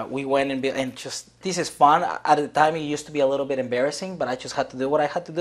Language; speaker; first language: English; non-native, fluent; Spanish